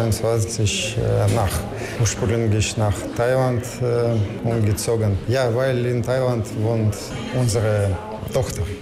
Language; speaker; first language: German; non-native, learner; Russian